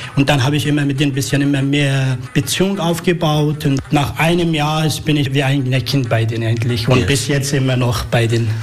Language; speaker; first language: German; non-native, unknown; Arabic